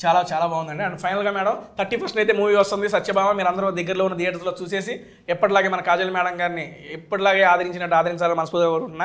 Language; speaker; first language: Telugu; native; Telugu